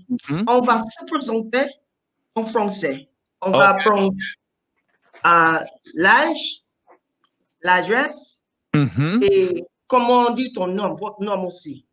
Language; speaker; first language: French; non-native, fluent; English